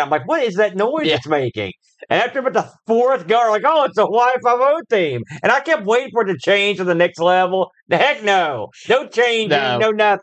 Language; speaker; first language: English; native; English